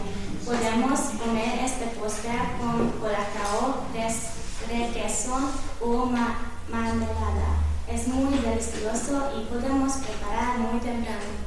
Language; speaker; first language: Spanish; non-native, learner; Hungarian